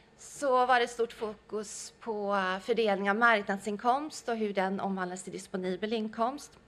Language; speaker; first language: Swedish; native; Swedish